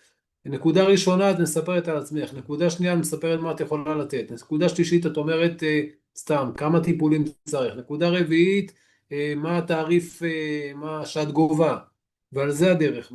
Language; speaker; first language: Hebrew; native; Hebrew